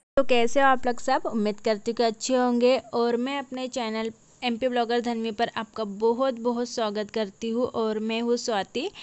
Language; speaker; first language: Hindi; non-native, local second language; Marathi